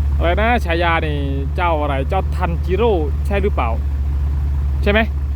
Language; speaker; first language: Thai; native; Thai